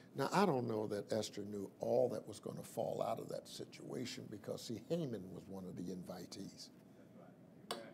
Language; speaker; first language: English; native; English